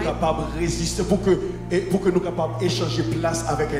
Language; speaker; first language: French; non-native, local second language; Haitian Creole